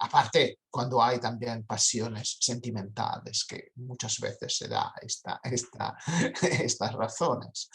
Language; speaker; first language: Spanish; non-native, fluent; Italian